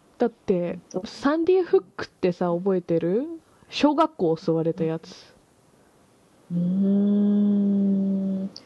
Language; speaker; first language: Japanese; native; Japanese